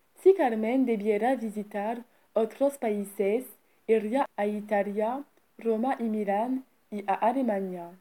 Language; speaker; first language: Spanish; non-native, learner; French